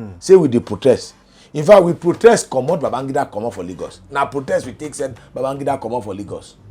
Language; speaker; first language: Nigerian Pidgin; non-native, local second language; Yoruba